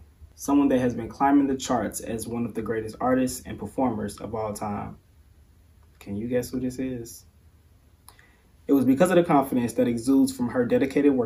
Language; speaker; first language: English; native; English